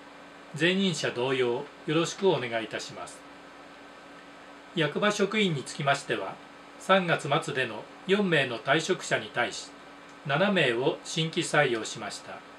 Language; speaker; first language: Japanese; native; Japanese